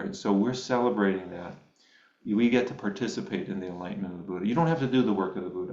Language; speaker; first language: English; native; English